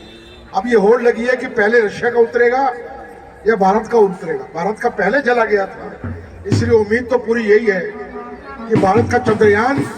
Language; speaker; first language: Hindi; native; Hindi